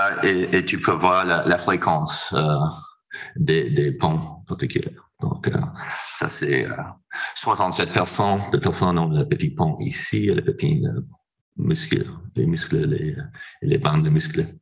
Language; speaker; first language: French; non-native, fluent; English